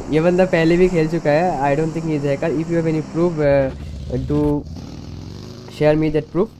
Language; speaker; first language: Hindi; non-native, local second language; Bangla